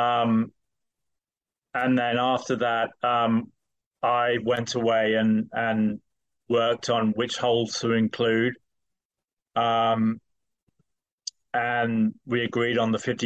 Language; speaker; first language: English; native; English